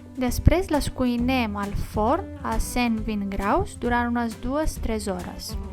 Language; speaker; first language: Catalan; non-native, local second language; Spanish